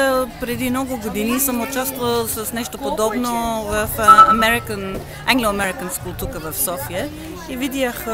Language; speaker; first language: Bulgarian; non-native, learner; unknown